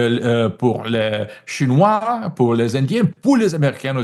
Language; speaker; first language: French; non-native, fluent; Russian